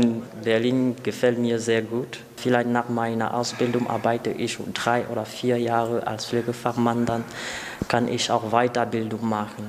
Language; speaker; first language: German; non-native, learner; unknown